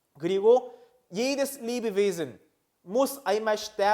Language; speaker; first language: German; non-native, fluent; Korean